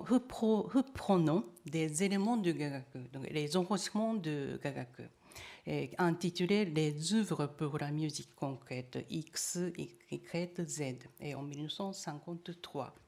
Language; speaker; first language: French; non-native, learner; Japanese